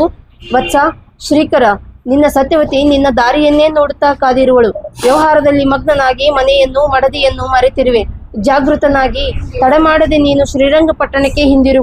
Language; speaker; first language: Kannada; native; Kannada